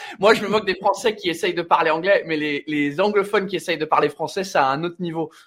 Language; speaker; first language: French; non-native, fluent; English